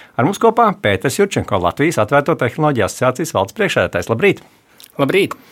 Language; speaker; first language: Latvian; native; Latvian